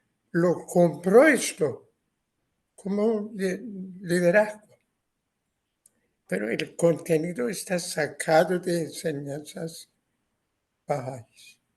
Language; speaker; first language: Spanish; non-native, fluent; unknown